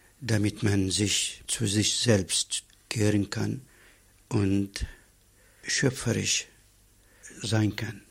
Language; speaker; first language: German; non-native, fluent; Arabic